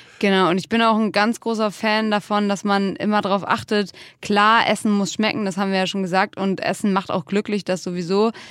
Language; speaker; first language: German; native; German